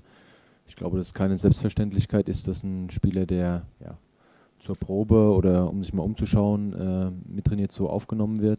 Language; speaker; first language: German; native; German